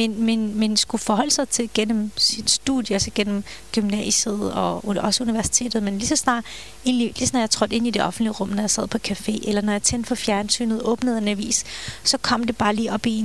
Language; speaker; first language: Danish; early bilingual, other home language; Turkish